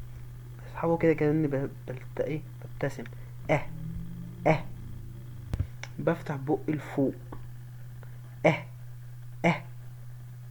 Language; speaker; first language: Arabic; native; Arabic